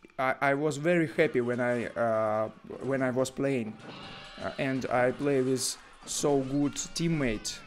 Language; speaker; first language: English; non-native, learner; Russian